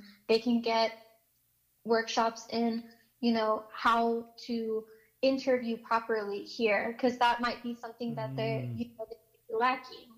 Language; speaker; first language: English; native; English